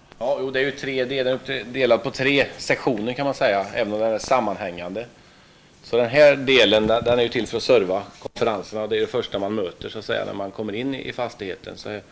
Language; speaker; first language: Swedish; native; Swedish